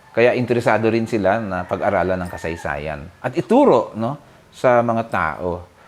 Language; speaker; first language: Filipino; non-native, local second language; Bikol